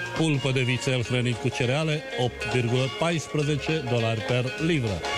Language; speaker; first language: Romanian; native; Romanian